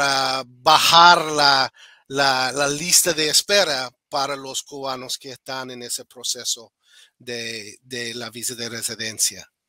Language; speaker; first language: Spanish; non-native, fluent; English